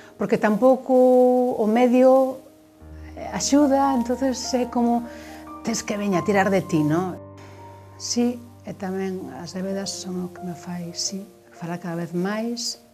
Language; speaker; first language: Galician; non-native, local second language; Spanish